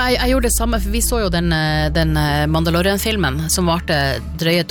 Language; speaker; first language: Norwegian; native; Norwegian